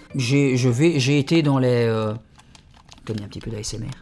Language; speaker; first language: French; native; French